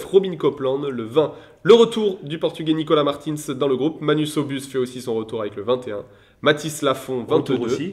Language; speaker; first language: French; native; French